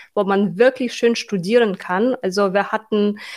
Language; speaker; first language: German; non-native, fluent; Russian